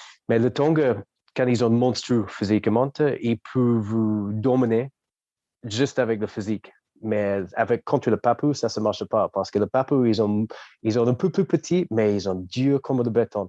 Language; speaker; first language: French; non-native, fluent; English